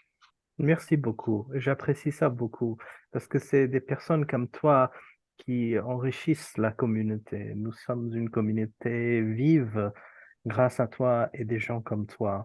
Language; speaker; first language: French; non-native, fluent; Urdu